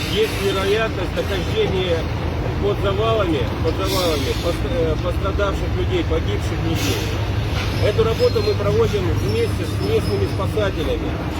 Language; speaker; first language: Russian; native; Russian